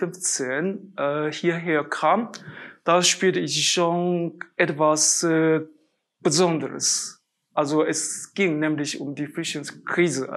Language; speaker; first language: German; non-native, fluent; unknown